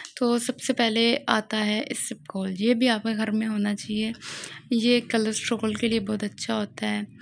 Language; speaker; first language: Urdu; non-native, local second language; Pashto